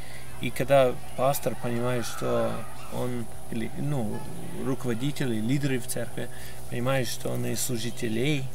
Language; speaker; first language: Russian; non-native, fluent; English